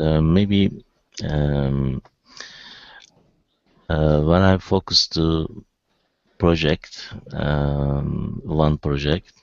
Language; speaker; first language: English; non-native, learner; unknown